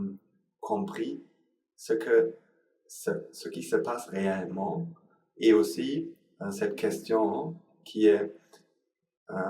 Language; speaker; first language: French; non-native, learner; Sinhala